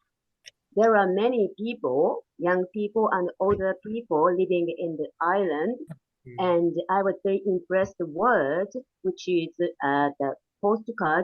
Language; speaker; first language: English; non-native, fluent; Japanese